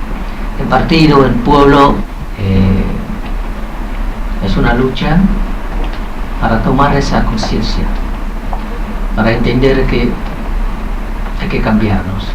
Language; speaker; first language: Spanish; non-native, fluent; Vietnamese